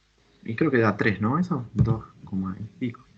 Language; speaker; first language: Spanish; native; Spanish